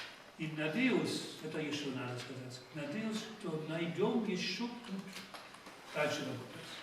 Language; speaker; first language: Russian; non-native, fluent; German